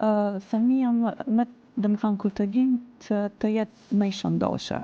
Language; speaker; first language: Albanian; native; Albanian